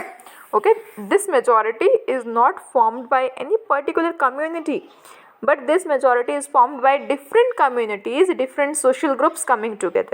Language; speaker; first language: English; non-native, local second language; Hindi